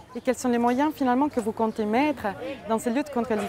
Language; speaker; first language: French; native; French